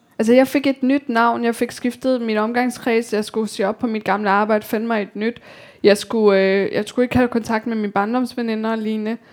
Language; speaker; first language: Danish; early bilingual, other home language; Persian